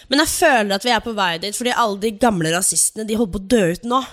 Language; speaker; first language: Norwegian; early bilingual, other home language; English